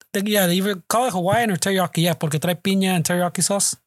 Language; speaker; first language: English; early bilingual, other home language; Spanish